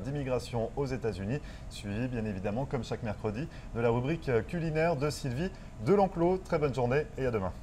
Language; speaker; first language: French; native; French